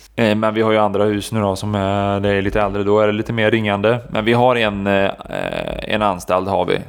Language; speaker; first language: Swedish; native; Swedish